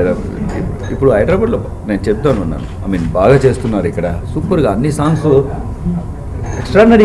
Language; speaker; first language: Telugu; non-native, local second language; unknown